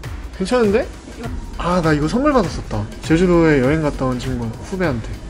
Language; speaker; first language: Korean; native; Korean